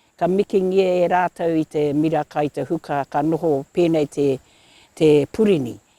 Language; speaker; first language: Māori; native; Māori